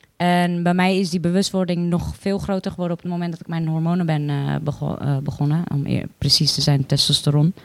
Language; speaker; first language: Dutch; early bilingual, other home language; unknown